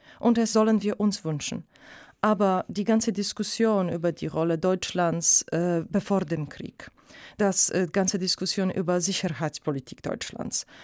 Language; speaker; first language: German; non-native, fluent; Polish